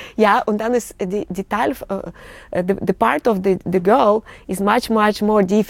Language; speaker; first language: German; non-native, learner; Russian